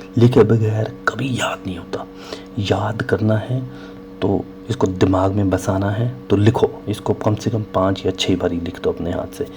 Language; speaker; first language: Hindi; native; Hindi